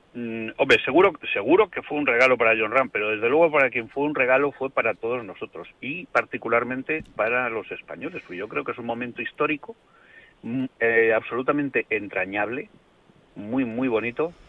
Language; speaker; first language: Spanish; native; Spanish